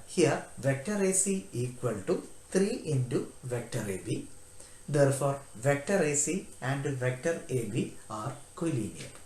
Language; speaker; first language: English; non-native, local second language; Malayalam